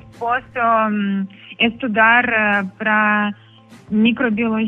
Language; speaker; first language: Portuguese; non-native, learner; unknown